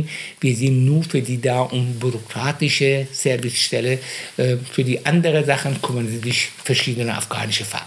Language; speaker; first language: German; non-native, fluent; Persian